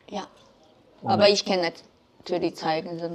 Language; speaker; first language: German; non-native, learner; Chinese